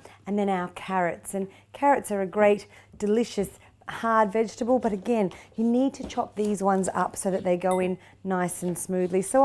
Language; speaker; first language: English; native; English